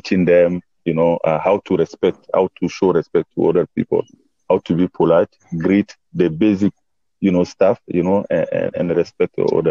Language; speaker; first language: English; non-native, fluent; Bambara